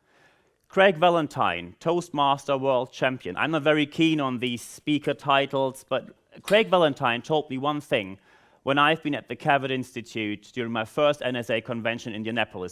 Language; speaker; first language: English; non-native, fluent; German